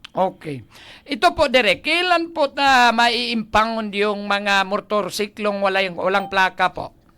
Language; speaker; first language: Filipino; non-native, local second language; Cebuano